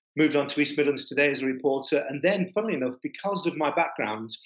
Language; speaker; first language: English; native; English